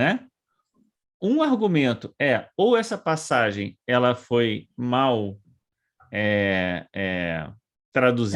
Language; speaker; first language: Portuguese; native; Portuguese